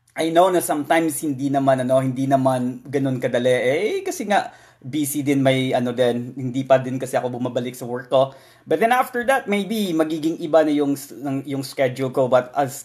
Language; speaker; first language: Filipino; non-native, local second language; Masbatenyo